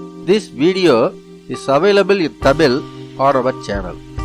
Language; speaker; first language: English; non-native, local second language; Tamil